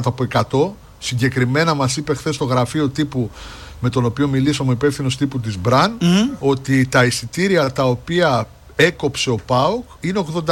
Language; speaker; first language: Greek; native; Greek